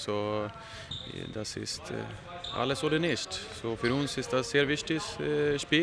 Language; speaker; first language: German; non-native, learner; Swedish